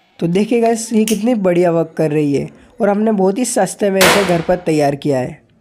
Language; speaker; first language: Hindi; native; Hindi